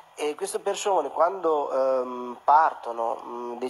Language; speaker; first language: Italian; non-native, fluent; Urdu